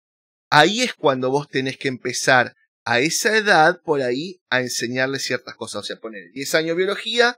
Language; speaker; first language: Spanish; native; Spanish